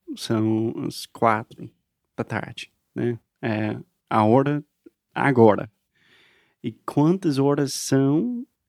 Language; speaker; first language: Portuguese; non-native, fluent; English